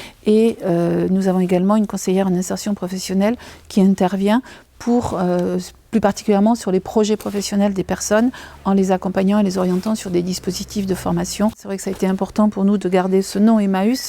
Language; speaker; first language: French; native; French